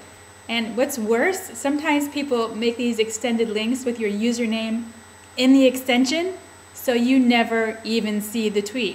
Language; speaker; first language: English; native; English